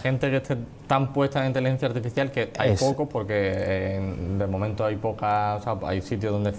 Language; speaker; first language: Spanish; native; Spanish